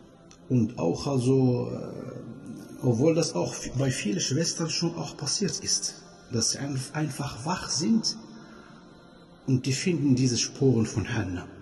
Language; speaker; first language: German; non-native, fluent; Arabic